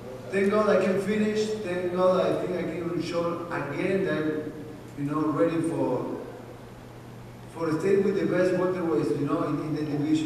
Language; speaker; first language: English; non-native, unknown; Spanish